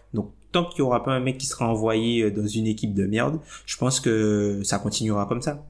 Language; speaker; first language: French; native; French